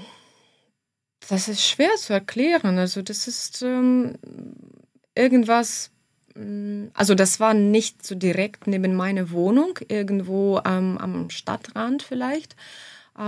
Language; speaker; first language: German; non-native, fluent; Ukrainian